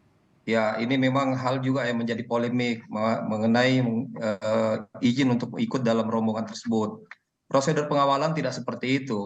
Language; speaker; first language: Indonesian; native; Indonesian